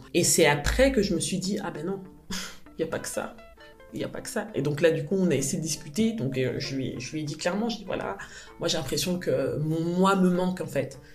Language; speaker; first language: French; native; French